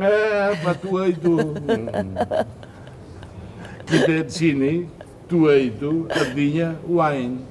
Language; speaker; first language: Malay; non-native, fluent; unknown